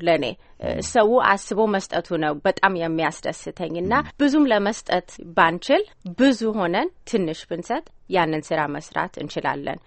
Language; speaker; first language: Amharic; early bilingual, heritage; Amharic